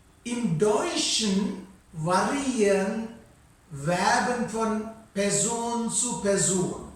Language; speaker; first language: German; non-native, fluent; Sinhala